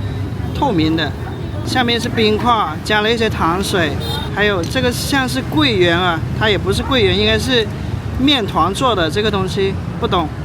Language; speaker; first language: Chinese; native; Chinese